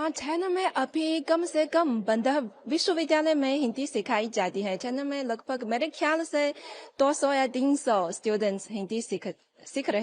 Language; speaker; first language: Hindi; non-native, learner; Chinese